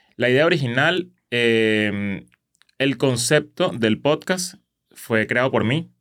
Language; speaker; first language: Spanish; native; Spanish